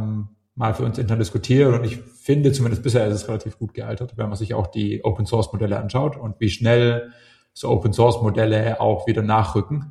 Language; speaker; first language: German; native; German